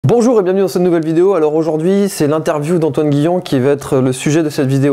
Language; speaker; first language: French; native; French